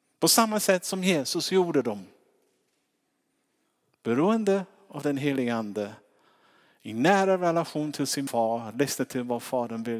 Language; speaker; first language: Swedish; non-native, fluent; English